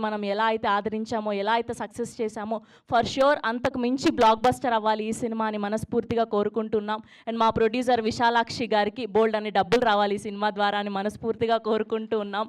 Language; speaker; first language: Telugu; native; Telugu